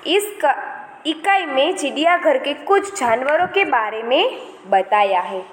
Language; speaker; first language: Hindi; non-native, local second language; Gujarati